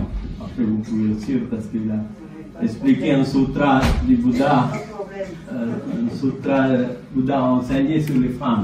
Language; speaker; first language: French; non-native, learner; Sinhala